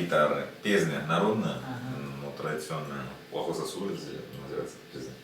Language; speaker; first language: Russian; non-native, learner; Spanish